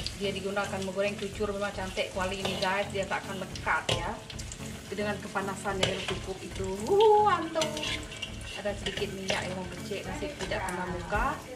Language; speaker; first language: Malay; native; Malay